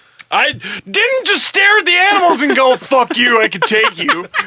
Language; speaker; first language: English; native; English